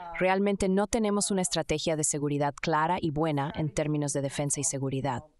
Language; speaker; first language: Spanish; non-native, fluent; Indonesian